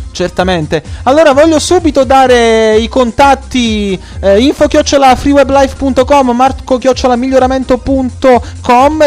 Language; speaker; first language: Italian; native; Italian